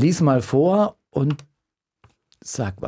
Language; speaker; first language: German; native; German